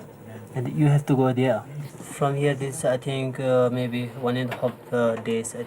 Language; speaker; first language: English; non-native, learner; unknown